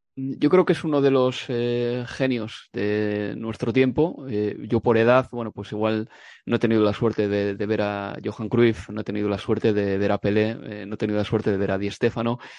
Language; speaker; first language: Spanish; native; Spanish